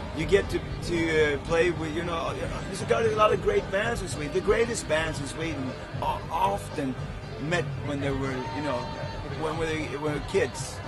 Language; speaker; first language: English; non-native, fluent; Swedish